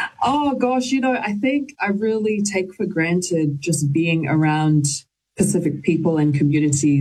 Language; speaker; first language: English; native; English